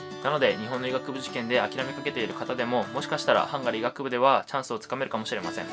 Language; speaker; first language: Japanese; native; Japanese